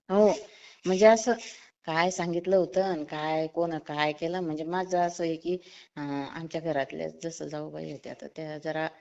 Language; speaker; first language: Marathi; native; Marathi